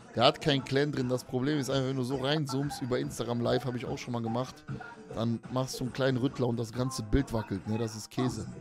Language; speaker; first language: German; early bilingual, other home language; Polish